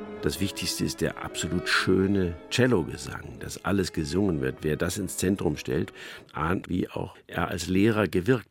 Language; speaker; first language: German; native; German